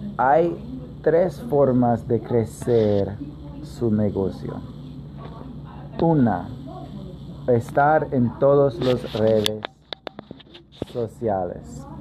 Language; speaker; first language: Spanish; non-native, learner; English